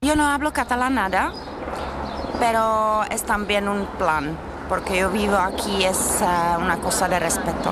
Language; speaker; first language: Spanish; non-native, learner; Czech